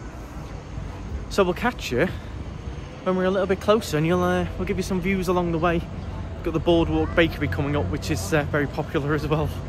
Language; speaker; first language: English; native; English